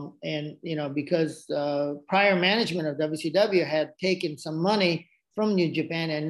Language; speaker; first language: English; non-native, fluent; Japanese